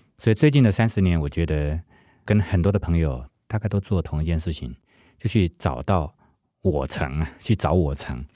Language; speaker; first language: Chinese; non-native, local second language; Hakka Chinese